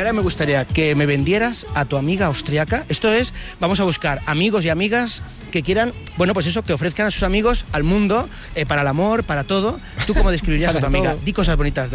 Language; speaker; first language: Spanish; native; Spanish